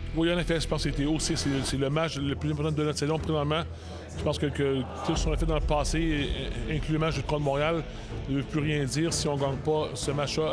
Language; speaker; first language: French; native; French